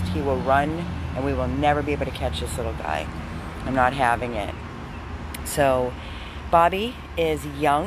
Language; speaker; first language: English; native; English